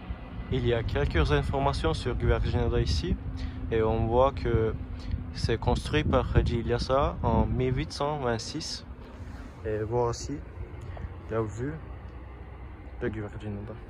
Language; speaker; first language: French; non-native, learner; Turkish